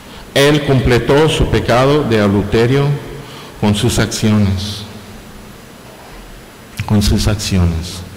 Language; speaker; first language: Spanish; non-native, fluent; English